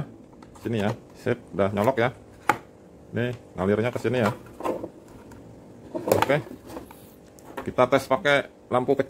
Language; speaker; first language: Indonesian; native; Indonesian